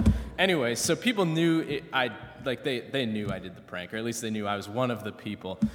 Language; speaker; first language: English; native; English